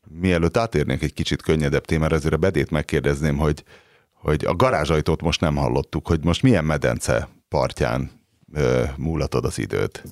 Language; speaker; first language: Hungarian; native; Hungarian